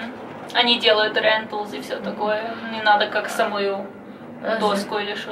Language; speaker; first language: Russian; non-native, fluent; English